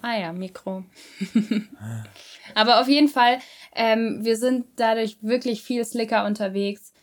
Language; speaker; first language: German; native; German